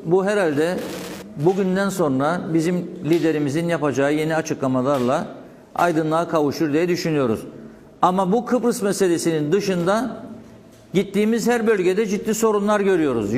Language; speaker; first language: Turkish; native; Turkish